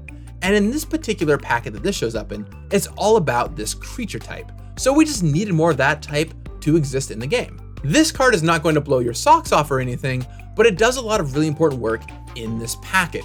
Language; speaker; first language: English; native; English